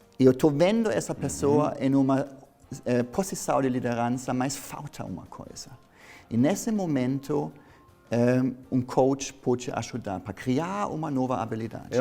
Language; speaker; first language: Portuguese; non-native, fluent; German